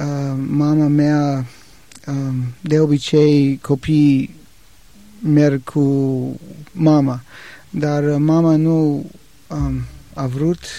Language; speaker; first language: Romanian; non-native, learner; English